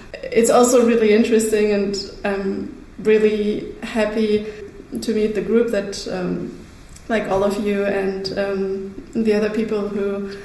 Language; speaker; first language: English; early bilingual, other home language; Russian